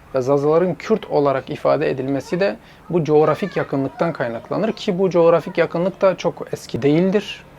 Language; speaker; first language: Turkish; non-native, local second language; Zaza